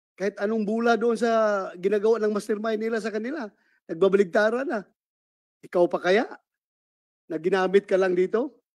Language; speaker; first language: Filipino; native; Filipino